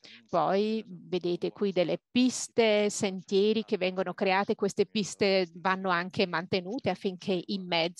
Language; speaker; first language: Italian; native; Italian